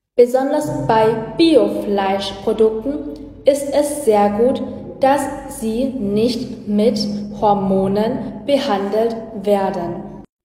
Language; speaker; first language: German; non-native, learner; Vietnamese